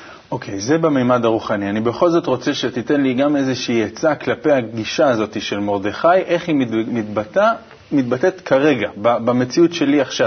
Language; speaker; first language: Hebrew; native; Hebrew